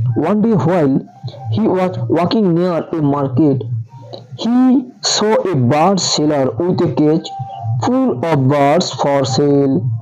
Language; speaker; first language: English; non-native, local second language; Bangla